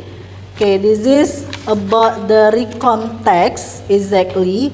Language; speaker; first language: English; non-native, learner; Indonesian